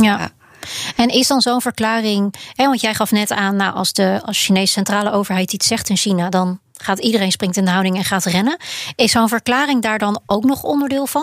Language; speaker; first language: Dutch; native; Dutch